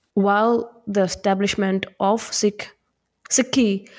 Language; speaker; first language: English; non-native, local second language; Punjabi